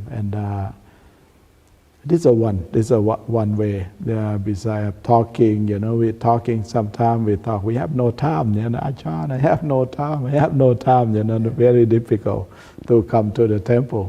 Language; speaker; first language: English; non-native, learner; Thai